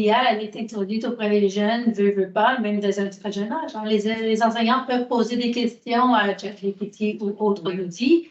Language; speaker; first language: French; native; French